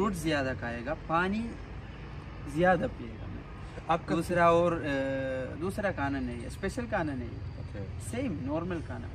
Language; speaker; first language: Hindi; non-native, local second language; Malayalam